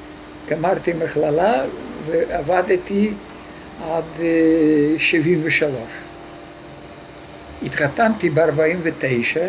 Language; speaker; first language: Hebrew; non-native, fluent; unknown